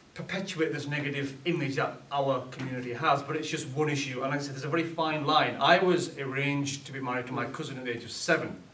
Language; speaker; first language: English; early bilingual, other home language; Urdu